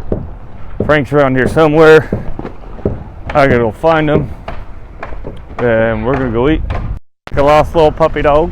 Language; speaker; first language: English; native; English